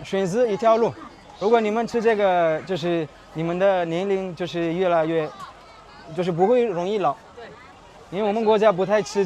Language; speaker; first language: Chinese; non-native, learner; Amharic